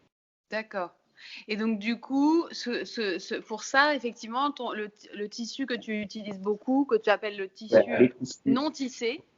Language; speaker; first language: French; native; French